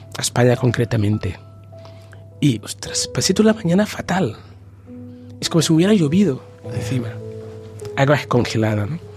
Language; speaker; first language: Spanish; non-native, fluent; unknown